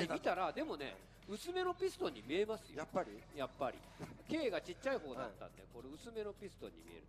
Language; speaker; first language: Japanese; native; Japanese